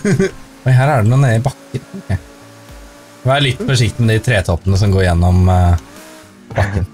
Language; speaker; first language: Norwegian; native; Norwegian